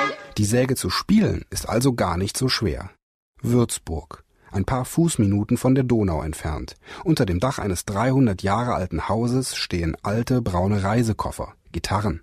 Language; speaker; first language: German; native; German